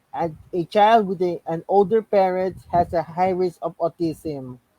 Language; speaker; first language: English; non-native, local second language; Filipino